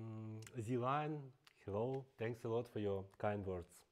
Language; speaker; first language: English; non-native, fluent; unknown